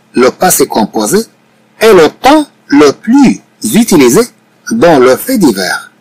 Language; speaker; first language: French; non-native, local second language; Arabic